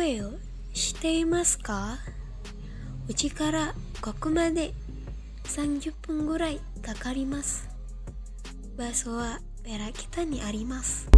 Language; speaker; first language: Japanese; non-native, learner; Indonesian